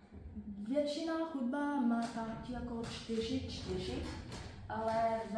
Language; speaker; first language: Czech; non-native, learner; English